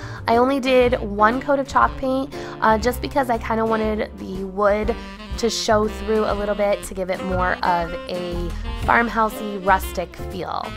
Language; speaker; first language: English; native; English